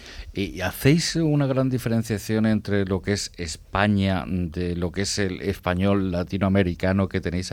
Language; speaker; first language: Spanish; native; Spanish